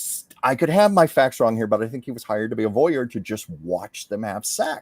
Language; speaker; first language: English; native; English